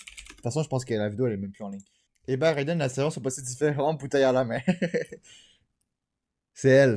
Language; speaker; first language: French; native; French